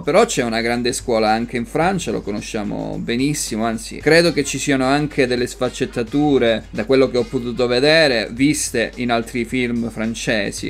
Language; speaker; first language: Italian; native; Italian